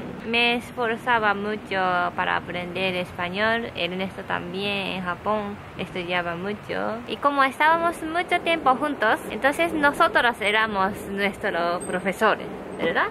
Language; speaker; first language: Spanish; non-native, fluent; Japanese